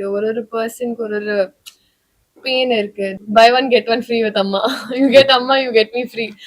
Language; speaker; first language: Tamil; non-native, learner; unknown